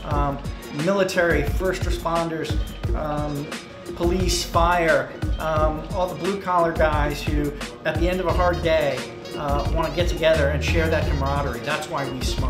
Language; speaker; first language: English; native; English